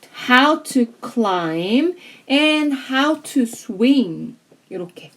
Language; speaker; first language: English; non-native, fluent; Korean